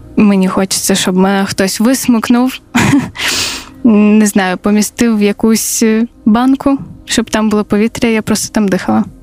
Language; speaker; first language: Ukrainian; native; Ukrainian